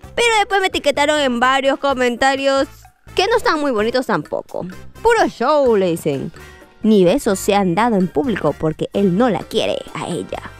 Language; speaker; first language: Spanish; native; Spanish